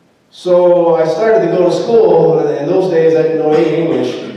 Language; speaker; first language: English; early bilingual, other home language; Spanish